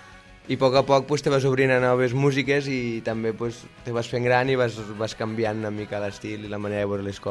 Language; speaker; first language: Catalan; native; Catalan